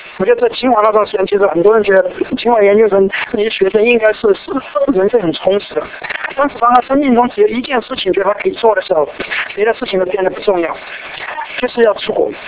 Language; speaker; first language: Chinese; native; Chinese